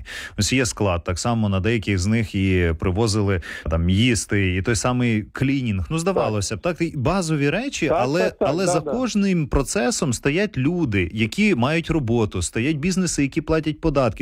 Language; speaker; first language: Ukrainian; native; Ukrainian